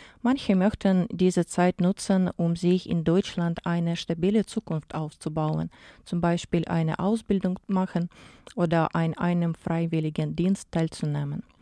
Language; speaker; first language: German; non-native, fluent; Ukrainian